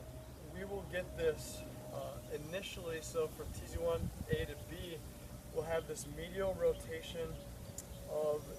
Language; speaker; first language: English; native; English